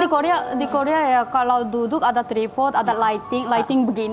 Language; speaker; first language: Indonesian; non-native, fluent; Korean